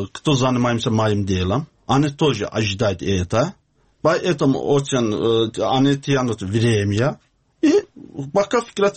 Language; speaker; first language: Russian; non-native, learner; Azerbaijani